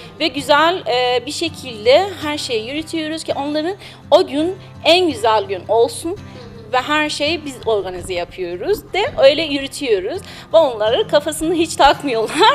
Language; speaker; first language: Turkish; non-native, learner; Persian